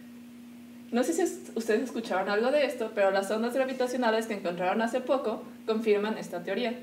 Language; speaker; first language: Spanish; native; Spanish